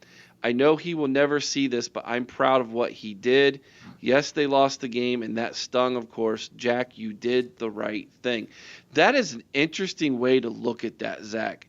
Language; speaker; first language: English; native; English